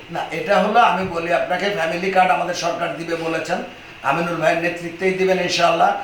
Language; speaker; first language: Bangla; native; Bangla